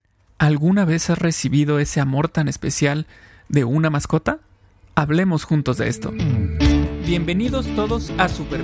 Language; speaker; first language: Spanish; native; Spanish